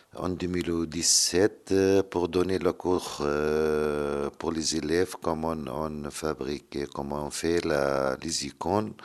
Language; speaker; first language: French; non-native, learner; Aramaic